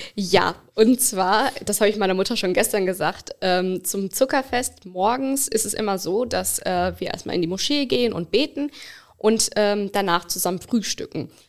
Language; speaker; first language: German; early bilingual, other home language; Bangla